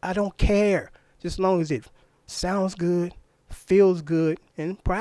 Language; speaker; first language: English; native; English